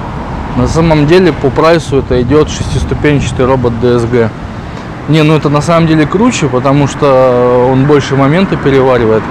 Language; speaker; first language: Russian; native; Russian